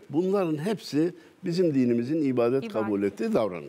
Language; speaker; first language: Turkish; native; Turkish